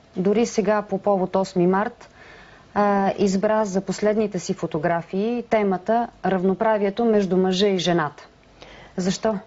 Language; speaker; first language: Bulgarian; native; Bulgarian